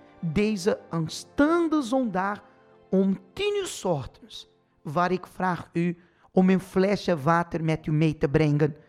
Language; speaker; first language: Dutch; non-native, fluent; Portuguese